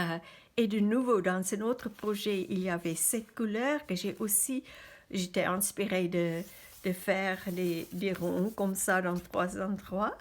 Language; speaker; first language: French; non-native, fluent; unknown